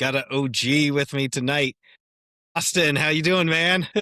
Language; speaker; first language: English; native; English